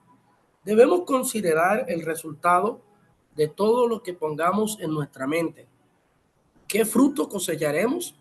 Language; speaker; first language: Spanish; native; Spanish